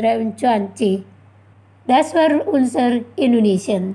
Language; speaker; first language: German; non-native, fluent; Indonesian